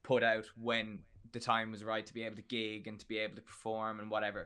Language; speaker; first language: English; native; English